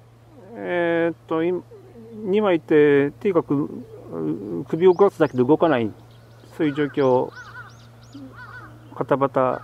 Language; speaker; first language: Japanese; native; Japanese